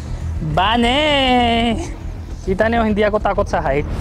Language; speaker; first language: Filipino; non-native, learner; Punjabi